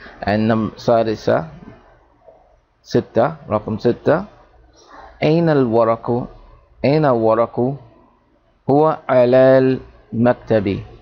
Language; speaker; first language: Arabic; non-native, fluent; English